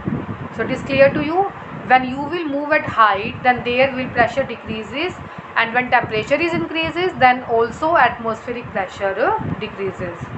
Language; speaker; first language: English; non-native, local second language; Hindi